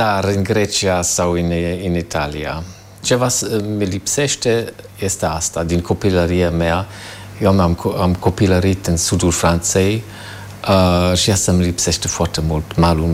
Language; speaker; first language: Romanian; non-native, fluent; German